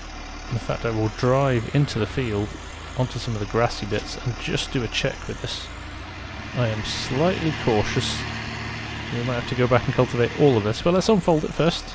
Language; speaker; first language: English; native; English